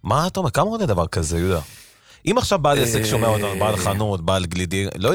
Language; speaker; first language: Hebrew; native; Hebrew